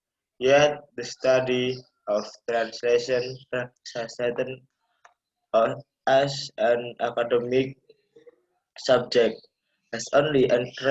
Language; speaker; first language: English; non-native, learner; Indonesian